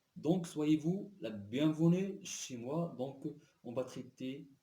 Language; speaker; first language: French; non-native, local second language; Arabic